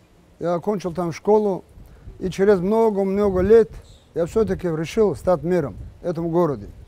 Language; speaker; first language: Russian; non-native, local second language; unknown